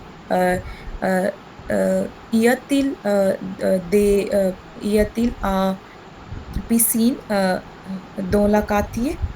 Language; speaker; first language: French; non-native, learner; Hindi